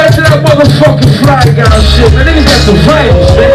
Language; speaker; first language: English; native; English